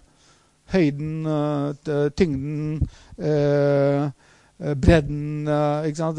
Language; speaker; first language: Norwegian; non-native, fluent; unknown